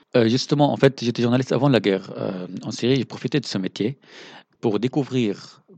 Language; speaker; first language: French; non-native, fluent; Arabic